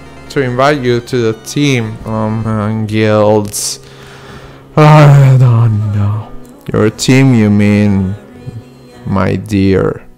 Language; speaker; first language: English; non-native, fluent; Italian